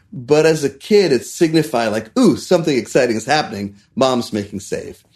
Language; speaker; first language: English; non-native, local second language; Hindi